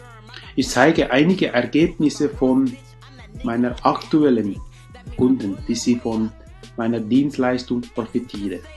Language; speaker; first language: German; non-native, learner; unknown